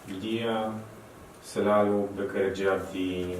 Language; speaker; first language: Indonesian; non-native, learner; Polish